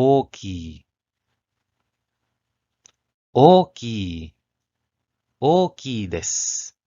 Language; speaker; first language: Japanese; non-native, learner; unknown